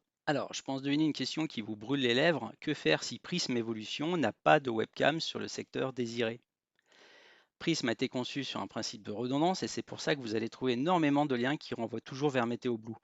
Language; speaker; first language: French; native; French